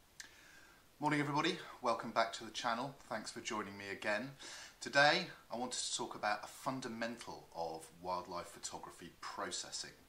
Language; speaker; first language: English; native; English